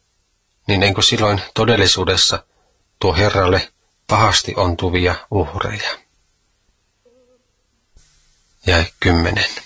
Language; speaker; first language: Finnish; native; Finnish